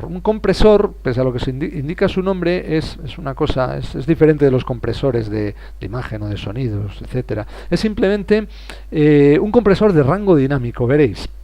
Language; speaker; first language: Spanish; native; Spanish